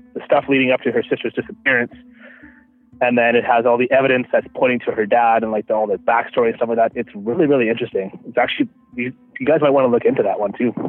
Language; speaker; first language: English; native; English